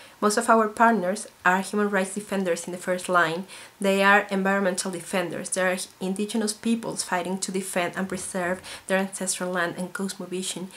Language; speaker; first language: English; non-native, fluent; Spanish